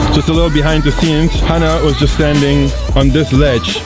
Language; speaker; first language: English; non-native, fluent; German